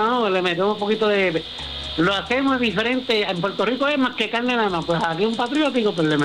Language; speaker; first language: Spanish; early bilingual, heritage; Spanish